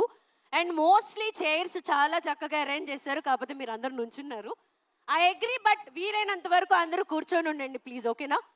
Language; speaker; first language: Telugu; native; Telugu